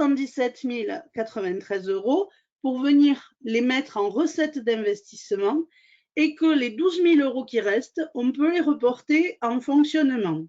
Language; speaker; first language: French; native; French